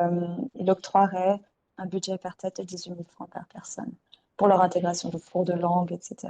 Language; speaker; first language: French; native; French